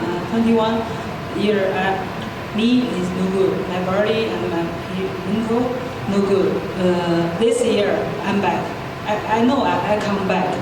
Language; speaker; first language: English; non-native, learner; Chinese